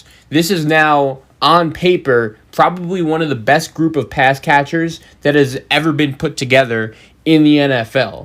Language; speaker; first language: English; native; English